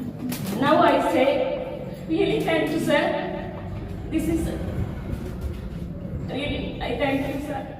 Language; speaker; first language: English; non-native, learner; Tamil